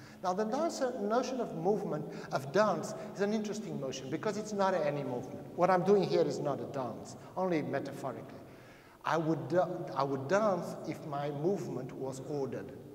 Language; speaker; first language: English; non-native, fluent; Portuguese